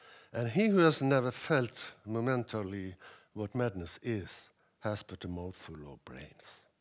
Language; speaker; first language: English; non-native, fluent; Norwegian